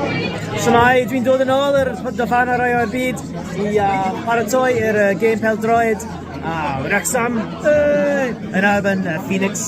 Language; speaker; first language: Welsh; non-native, learner; English